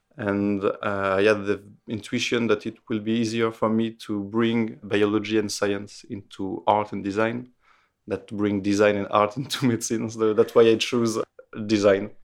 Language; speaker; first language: English; non-native, fluent; French